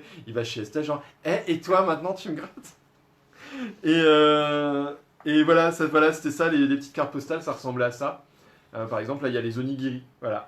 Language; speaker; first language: French; native; French